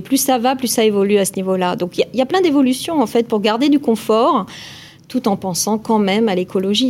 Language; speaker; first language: French; native; French